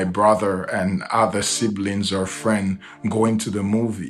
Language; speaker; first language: English; non-native, local second language; Jamaican Creole English